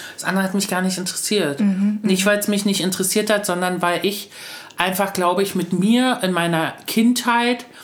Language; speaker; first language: German; native; German